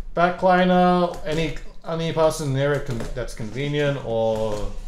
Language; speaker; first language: English; native; English